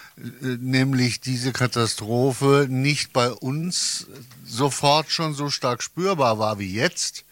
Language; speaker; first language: German; native; German